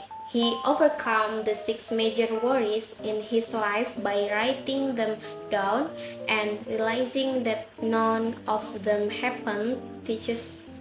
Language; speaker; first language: English; non-native, fluent; Indonesian